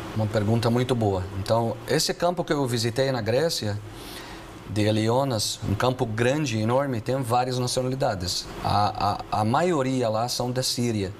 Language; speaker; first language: Portuguese; non-native, fluent; Arabic